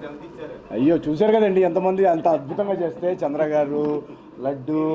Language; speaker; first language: Telugu; native; Telugu